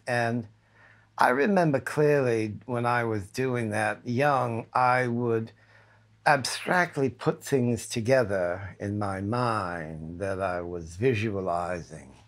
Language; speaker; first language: English; native; English